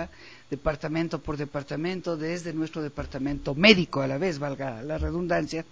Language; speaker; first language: Spanish; native; Spanish